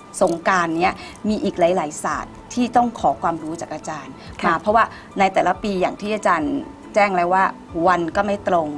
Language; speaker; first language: Thai; native; Thai